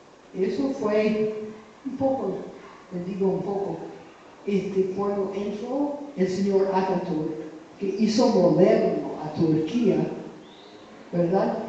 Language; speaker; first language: Spanish; non-native, fluent; English